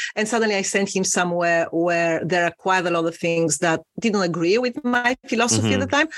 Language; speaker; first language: English; non-native, fluent; Bulgarian